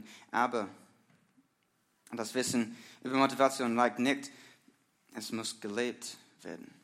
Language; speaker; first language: German; non-native, learner; English